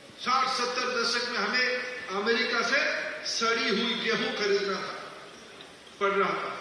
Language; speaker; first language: Hindi; non-native, local second language; Odia